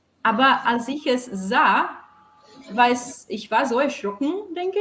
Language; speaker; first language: German; non-native, fluent; Portuguese